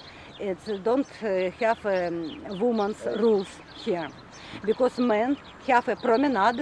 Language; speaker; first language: English; non-native, learner; Russian